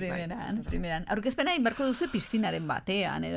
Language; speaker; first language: Basque; native; Basque